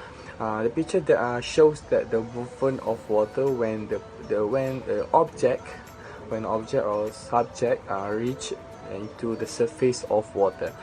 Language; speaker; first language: English; non-native, learner; Malay